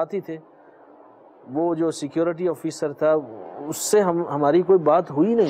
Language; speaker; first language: Urdu; native; Urdu